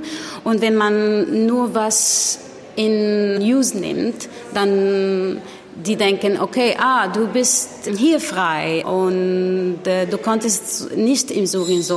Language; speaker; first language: German; non-native, learner; Arabic